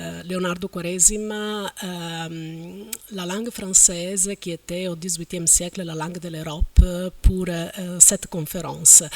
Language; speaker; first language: French; non-native, fluent; Italian